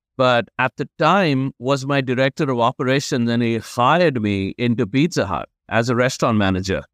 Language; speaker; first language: English; non-native, local second language; Hindi